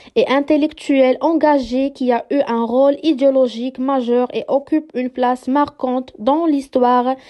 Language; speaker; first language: French; non-native, local second language; Arabic